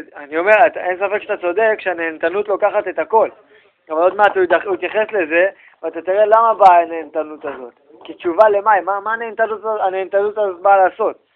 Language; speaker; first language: Hebrew; native; Hebrew